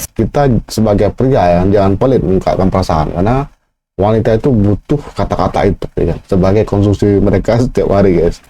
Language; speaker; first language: Indonesian; native; Indonesian